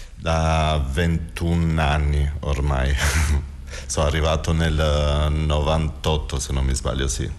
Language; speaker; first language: Italian; non-native, fluent; Albanian